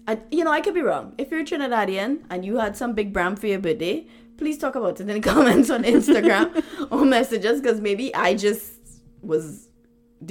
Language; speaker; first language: English; native; English